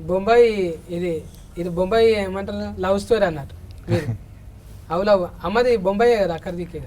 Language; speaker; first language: Telugu; native; Telugu